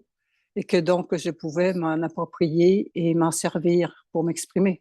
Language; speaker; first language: French; native; French